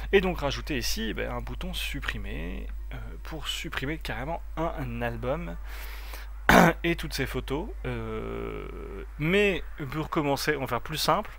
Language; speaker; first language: French; native; French